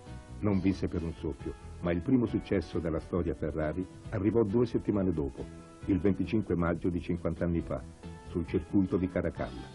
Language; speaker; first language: Italian; native; Italian